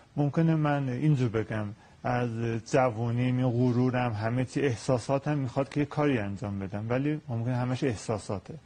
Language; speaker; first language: Persian; non-native, local second language; Azerbaijani